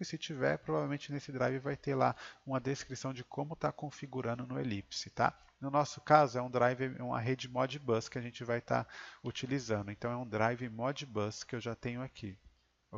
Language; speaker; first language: Portuguese; native; Portuguese